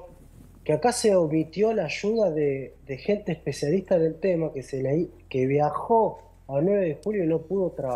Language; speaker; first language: Spanish; native; Spanish